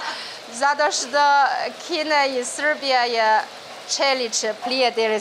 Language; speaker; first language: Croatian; non-native, learner; Chinese